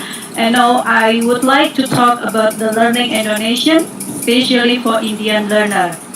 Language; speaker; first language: English; non-native, learner; Indonesian